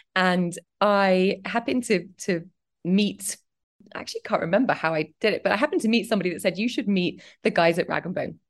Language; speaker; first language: English; native; English